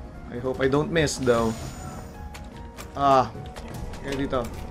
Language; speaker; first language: English; non-native, local second language; Filipino